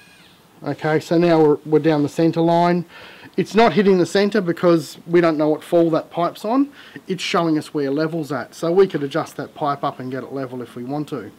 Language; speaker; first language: English; native; English